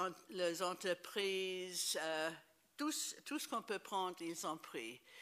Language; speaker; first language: French; non-native, fluent; English